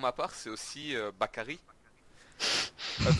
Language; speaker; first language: French; native; French